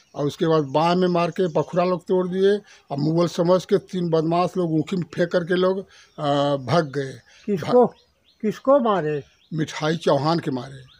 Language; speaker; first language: Hindi; native; Hindi